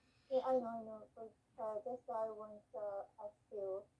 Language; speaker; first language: English; non-native, learner; Japanese